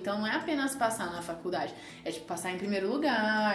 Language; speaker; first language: Portuguese; early bilingual, heritage; Portuguese